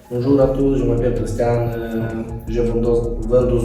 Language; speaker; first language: French; non-native, learner; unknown